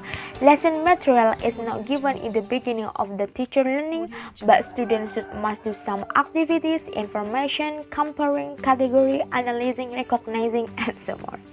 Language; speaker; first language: English; non-native, learner; Indonesian